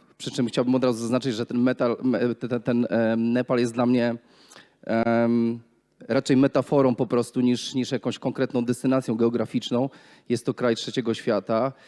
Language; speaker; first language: Polish; native; Polish